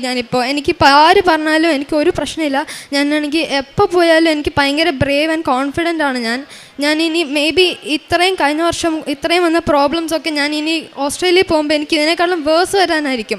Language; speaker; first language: Malayalam; early bilingual, heritage; Malayalam